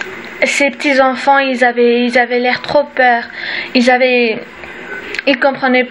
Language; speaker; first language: French; early bilingual, other home language; Armenian